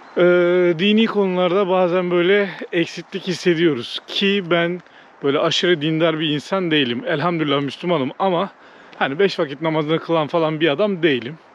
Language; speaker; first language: Turkish; native; Turkish